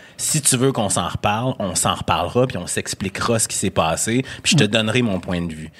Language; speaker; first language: French; native; French